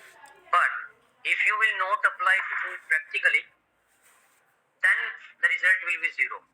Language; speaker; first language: English; non-native, local second language; Hindi